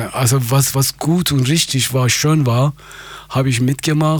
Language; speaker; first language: German; non-native, fluent; Persian